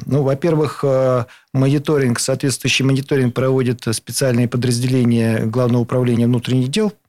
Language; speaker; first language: Russian; native; Russian